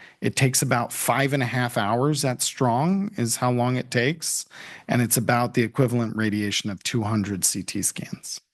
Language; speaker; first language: English; native; English